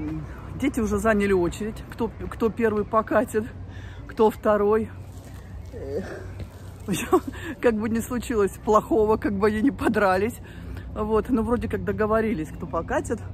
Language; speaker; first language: Russian; native; Russian